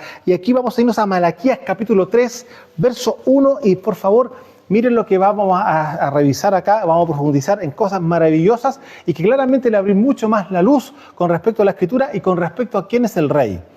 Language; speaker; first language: Spanish; native; Spanish